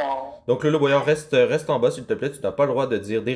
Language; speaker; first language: French; native; French